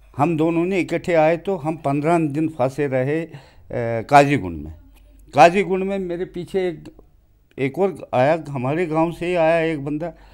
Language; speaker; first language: Hindi; non-native, local second language; Kashmiri